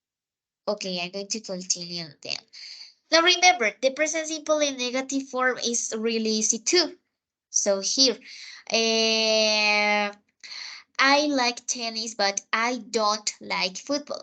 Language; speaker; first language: English; non-native, fluent; Spanish